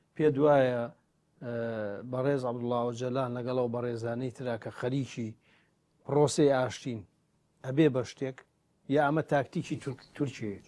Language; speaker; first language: Central Kurdish; native; Central Kurdish